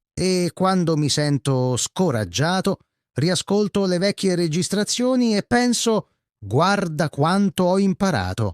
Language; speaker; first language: Italian; non-native, fluent; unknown